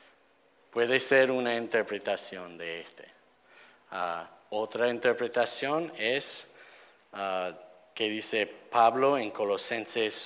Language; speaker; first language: Spanish; non-native, fluent; English